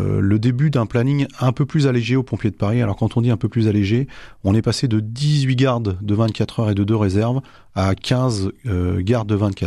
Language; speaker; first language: French; native; French